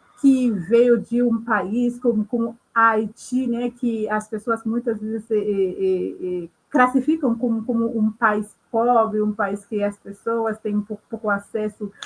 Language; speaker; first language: Portuguese; non-native, local second language; Haitian Creole